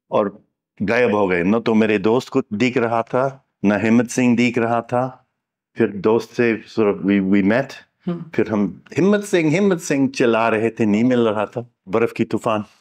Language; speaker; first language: Hindi; non-native, fluent; English